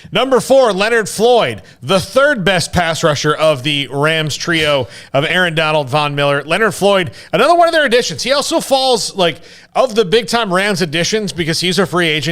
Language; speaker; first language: English; native; English